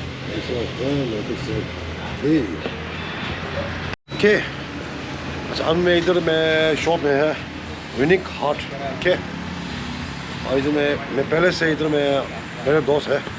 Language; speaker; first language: Hindi; non-native, local second language; Tibetan